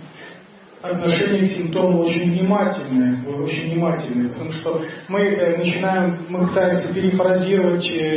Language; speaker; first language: Russian; native; Russian